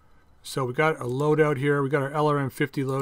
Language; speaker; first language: English; native; English